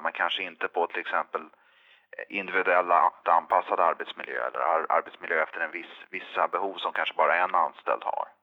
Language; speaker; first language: Swedish; native; Swedish